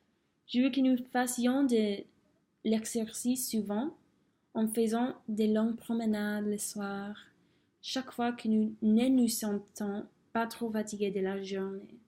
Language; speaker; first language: French; non-native, fluent; English